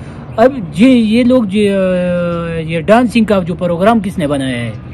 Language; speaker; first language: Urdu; non-native, local second language; Pashto